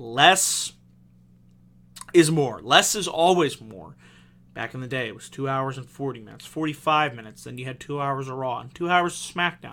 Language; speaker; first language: English; native; English